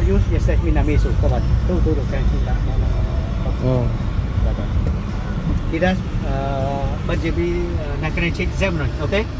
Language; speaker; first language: Polish; non-native, learner; Khmer